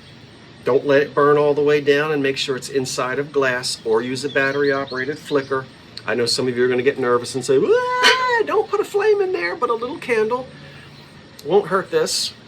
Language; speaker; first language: English; native; English